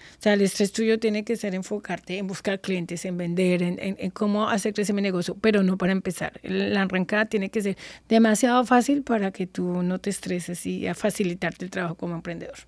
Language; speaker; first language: Spanish; native; Spanish